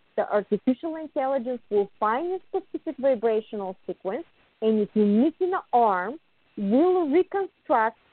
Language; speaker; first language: English; non-native, fluent; Bulgarian